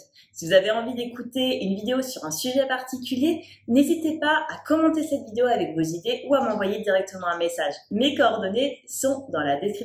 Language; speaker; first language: French; native; French